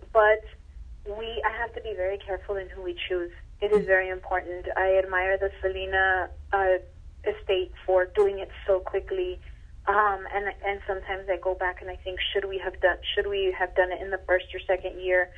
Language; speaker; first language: English; early bilingual, other home language; Spanish